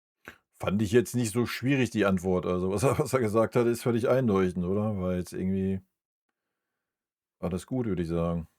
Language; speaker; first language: German; native; German